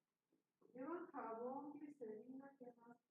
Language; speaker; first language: Spanish; native; Spanish